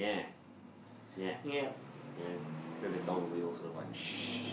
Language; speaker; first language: English; native; English